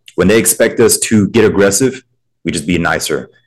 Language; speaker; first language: English; native; English